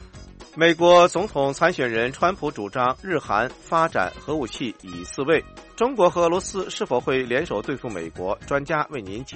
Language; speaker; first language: Chinese; native; Chinese